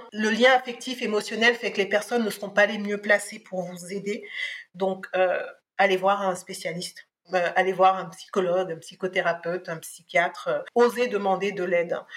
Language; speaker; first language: French; early bilingual, other home language; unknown